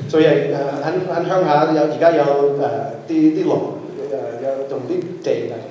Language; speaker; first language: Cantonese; early bilingual, heritage; Cantonese